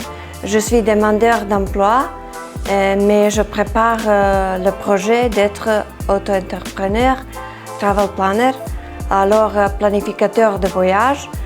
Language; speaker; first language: French; non-native, fluent; Serbian